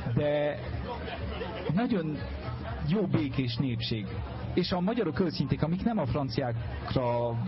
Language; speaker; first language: Hungarian; early bilingual, heritage; French